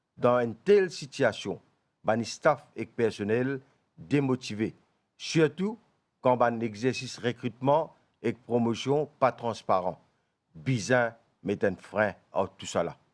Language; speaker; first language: French; non-native, local second language; Morisyen